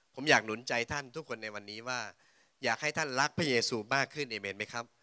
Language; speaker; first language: Thai; native; Thai